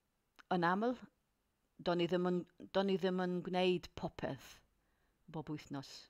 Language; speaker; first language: Welsh; non-native, learner; English